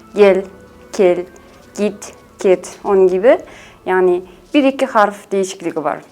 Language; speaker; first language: Turkish; non-native, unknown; Kazakh